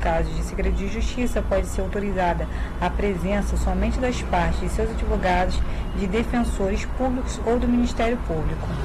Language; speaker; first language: Portuguese; native; Portuguese